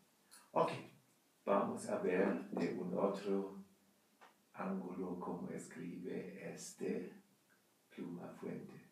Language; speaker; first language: Spanish; non-native, learner; German